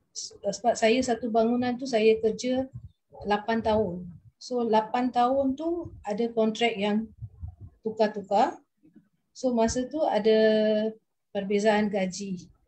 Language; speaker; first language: Malay; non-native, local second language; Tamil